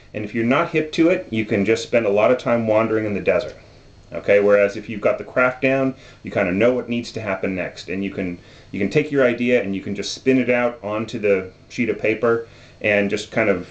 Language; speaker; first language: English; native; English